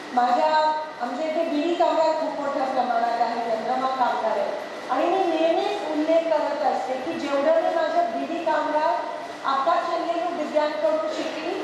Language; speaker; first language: Marathi; native; Marathi